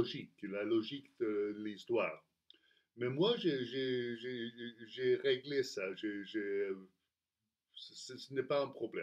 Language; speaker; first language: French; non-native, learner; Spanish